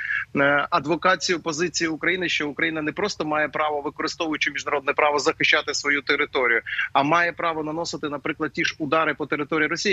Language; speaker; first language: Ukrainian; native; Ukrainian